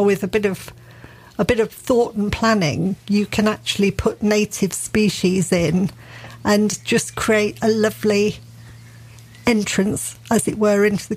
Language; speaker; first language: English; native; English